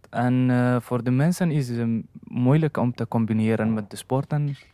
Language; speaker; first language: Dutch; non-native, learner; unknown